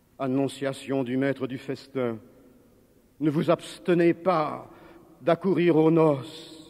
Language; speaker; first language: French; native; French